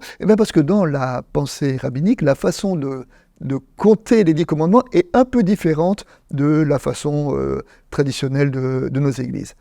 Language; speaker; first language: French; native; French